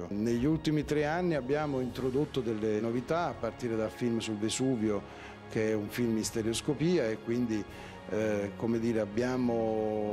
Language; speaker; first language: Italian; native; Italian